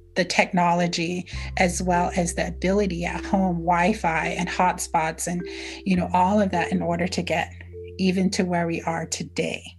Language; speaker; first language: English; early bilingual, other home language; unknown